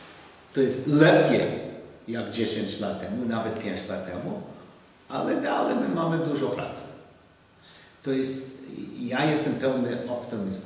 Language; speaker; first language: Polish; non-native, learner; English